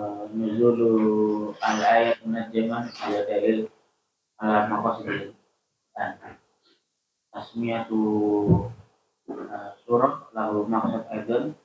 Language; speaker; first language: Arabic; non-native, learner; Indonesian